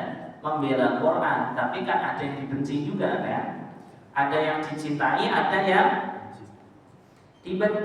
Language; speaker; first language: Indonesian; native; Indonesian